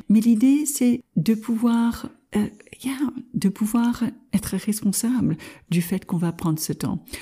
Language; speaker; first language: French; non-native, fluent; English